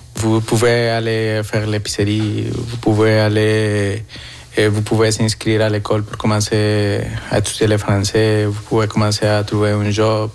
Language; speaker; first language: French; non-native, fluent; Spanish